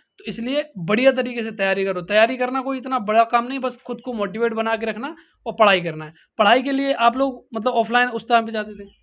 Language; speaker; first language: Hindi; native; Hindi